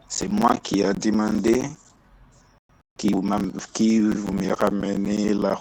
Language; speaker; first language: French; non-native, learner; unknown